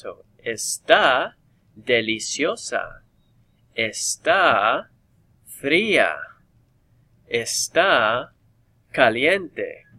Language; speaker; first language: Spanish; non-native, fluent; English